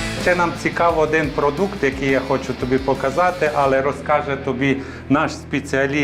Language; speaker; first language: Ukrainian; native; Ukrainian